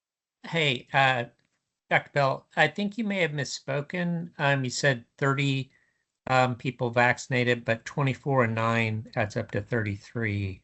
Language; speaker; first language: English; native; English